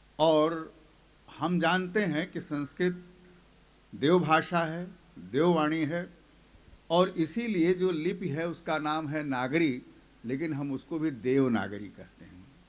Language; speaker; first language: Hindi; native; Hindi